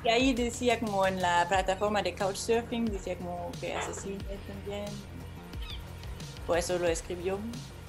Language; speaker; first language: Spanish; non-native, fluent; German